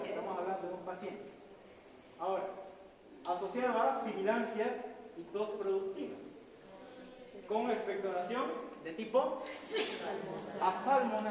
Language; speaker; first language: Spanish; native; Spanish